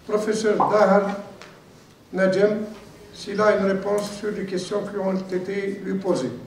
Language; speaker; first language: French; non-native, local second language; Arabic